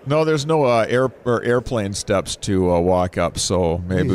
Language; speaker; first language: English; native; English